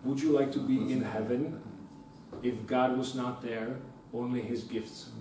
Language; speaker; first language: English; non-native, fluent; Czech